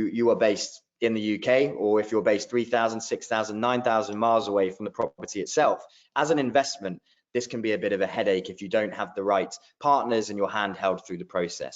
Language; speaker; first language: English; native; English